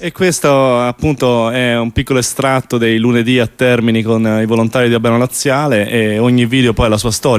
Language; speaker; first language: Italian; native; Italian